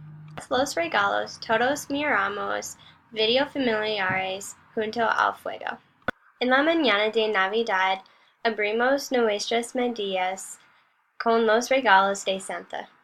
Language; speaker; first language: Spanish; non-native, learner; English